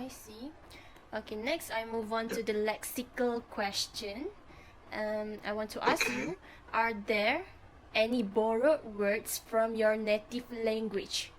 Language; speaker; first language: English; non-native, fluent; Malay